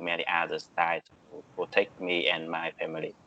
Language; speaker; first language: English; non-native, learner; Vietnamese